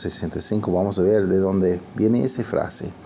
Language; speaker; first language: Spanish; non-native, fluent; English